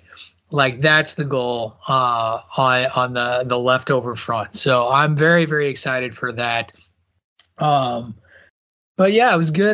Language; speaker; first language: English; native; English